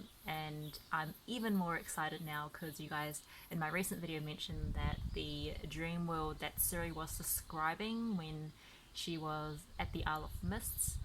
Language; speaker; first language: English; early bilingual, other home language; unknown